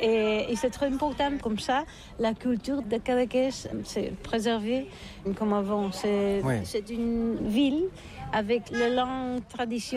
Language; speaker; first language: French; non-native, learner; Catalan